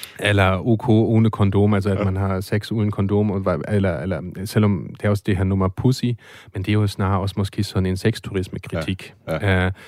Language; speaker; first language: Danish; non-native, fluent; German